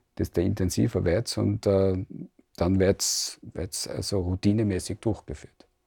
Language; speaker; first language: German; native; German